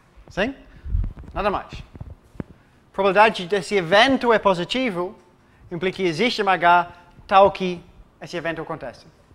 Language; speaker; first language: Portuguese; non-native, fluent; English